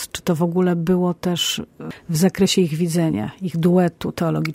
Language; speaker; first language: Polish; native; Polish